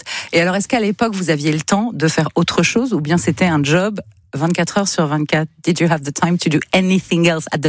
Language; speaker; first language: French; native; French